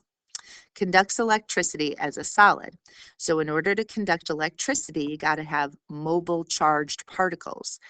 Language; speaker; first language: English; native; English